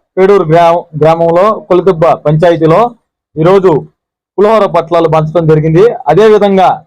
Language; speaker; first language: Telugu; native; Telugu